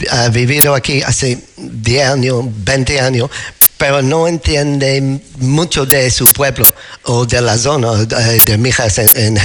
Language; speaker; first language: Spanish; non-native, learner; English